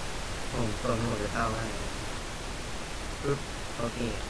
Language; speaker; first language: Thai; native; Thai